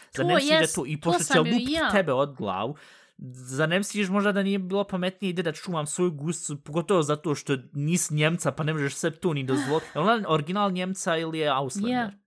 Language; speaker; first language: Bosnian; early bilingual, heritage; Bosnian